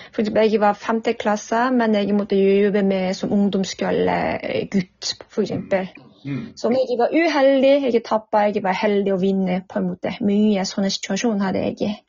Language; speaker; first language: Norwegian; non-native, fluent; Korean